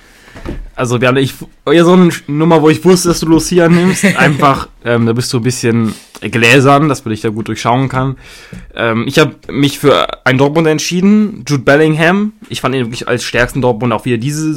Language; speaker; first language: German; native; German